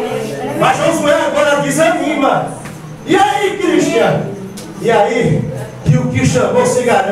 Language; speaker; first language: Portuguese; native; Portuguese